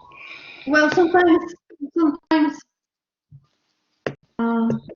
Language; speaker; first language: English; non-native, learner; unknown